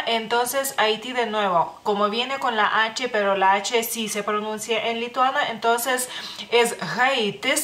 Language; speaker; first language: Spanish; non-native, fluent; Lithuanian